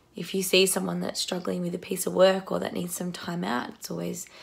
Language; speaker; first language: English; native; English